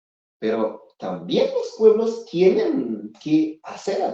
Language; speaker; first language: Spanish; non-native, fluent; Haitian Creole